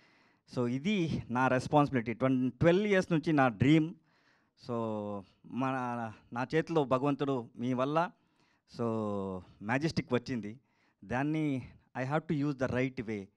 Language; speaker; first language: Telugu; non-native, learner; Kannada